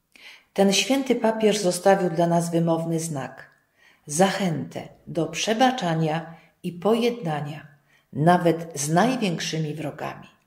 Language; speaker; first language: Polish; native; Polish